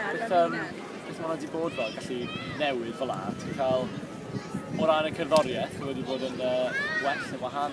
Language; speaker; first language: Welsh; native; Welsh